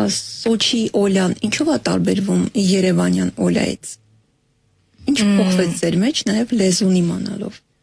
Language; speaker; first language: Armenian; native; Armenian